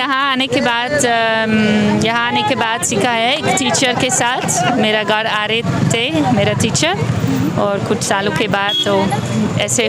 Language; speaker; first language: Hindi; non-native, learner; Dutch